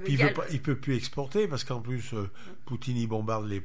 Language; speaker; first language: French; native; French